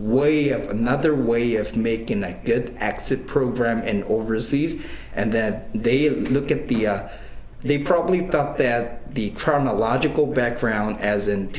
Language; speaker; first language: English; non-native, fluent; Korean